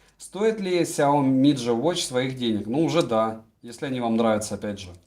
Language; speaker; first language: Russian; native; Russian